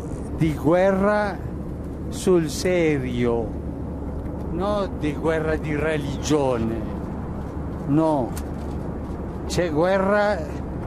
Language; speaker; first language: Italian; non-native, fluent; Spanish